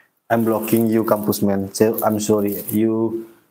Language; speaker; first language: English; non-native, learner; Indonesian